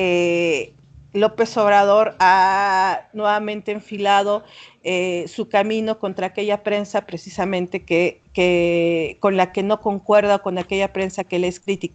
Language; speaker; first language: Spanish; native; Spanish